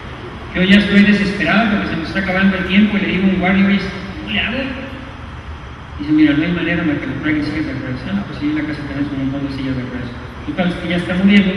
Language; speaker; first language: Spanish; native; Spanish